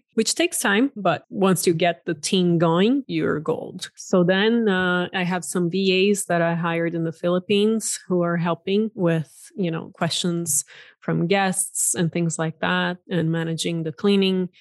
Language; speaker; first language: English; non-native, fluent; Portuguese